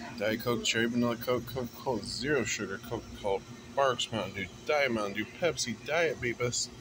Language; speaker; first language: English; native; English